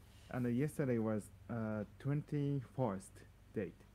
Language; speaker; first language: English; non-native, learner; Japanese